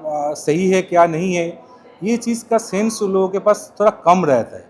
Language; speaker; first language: Hindi; native; Hindi